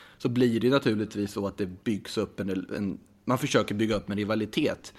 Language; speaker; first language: Swedish; native; Swedish